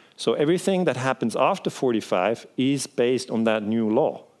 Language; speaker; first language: English; non-native, fluent; Swiss German